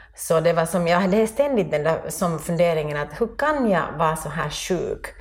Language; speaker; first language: Swedish; native; Swedish